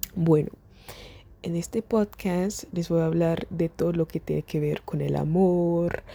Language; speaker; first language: Spanish; non-native, fluent; German